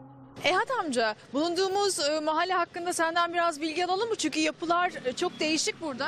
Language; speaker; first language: Turkish; native; Turkish